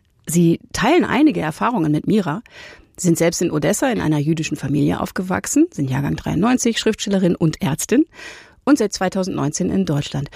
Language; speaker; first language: German; native; German